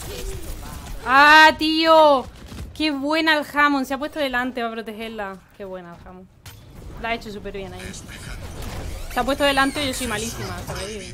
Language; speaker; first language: Spanish; native; Spanish